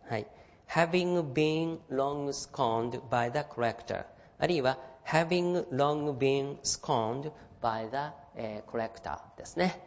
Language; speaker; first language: English; non-native, fluent; Japanese